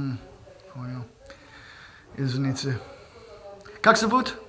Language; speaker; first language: Russian; non-native, learner; English